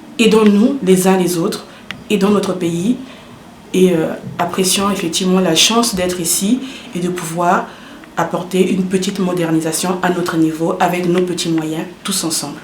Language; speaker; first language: French; early bilingual, other home language; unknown